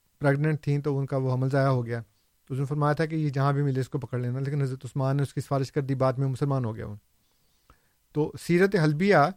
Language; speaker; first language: Urdu; non-native, local second language; Punjabi